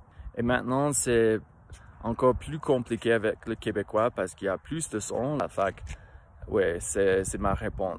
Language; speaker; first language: French; non-native, fluent; English